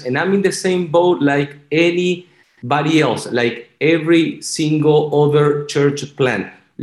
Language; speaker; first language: English; non-native, fluent; Spanish